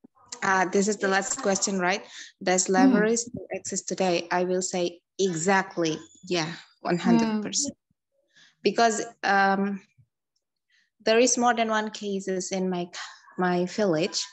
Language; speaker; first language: English; non-native, learner; Indonesian